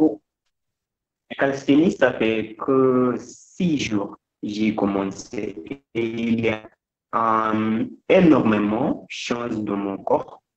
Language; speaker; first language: French; non-native, fluent; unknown